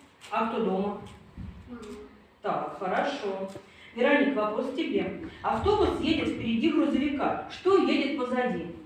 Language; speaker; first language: Russian; native; Russian